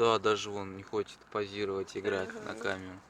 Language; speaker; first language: Russian; native; Russian